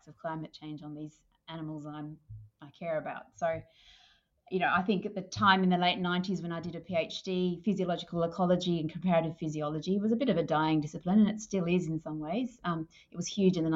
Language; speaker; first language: English; native; English